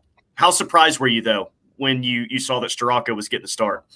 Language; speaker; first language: English; native; English